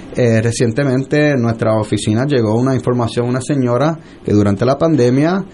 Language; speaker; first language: Spanish; early bilingual, heritage; Spanish